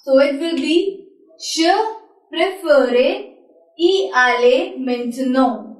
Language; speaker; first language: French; non-native, learner; Hindi